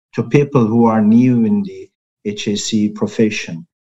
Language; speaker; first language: English; non-native, fluent; Turkish